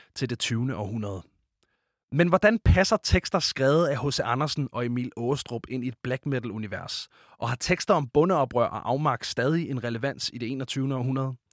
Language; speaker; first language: Danish; native; Danish